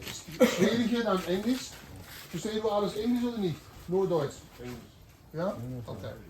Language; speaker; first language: German; non-native, learner; Dutch